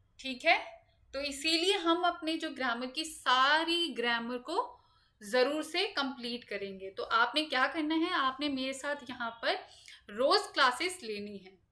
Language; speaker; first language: Hindi; native; Hindi